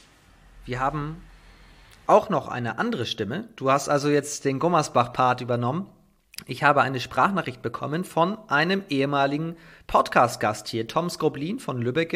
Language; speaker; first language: German; native; German